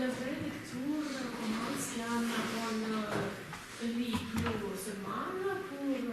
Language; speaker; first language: French; non-native, learner; Russian